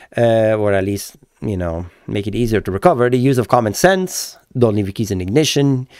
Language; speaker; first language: English; native; English